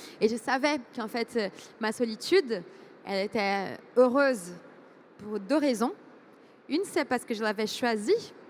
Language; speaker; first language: French; non-native, fluent; Portuguese